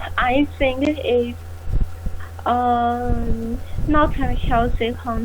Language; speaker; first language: English; non-native, learner; Chinese